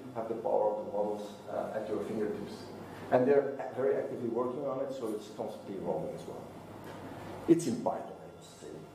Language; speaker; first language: English; non-native, fluent; Dutch